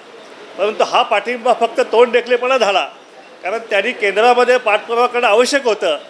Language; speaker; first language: Marathi; native; Marathi